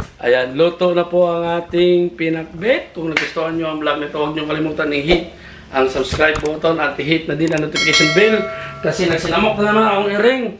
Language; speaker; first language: Filipino; non-native, local second language; Cebuano